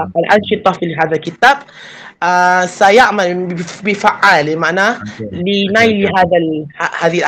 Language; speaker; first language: Arabic; non-native, fluent; Malay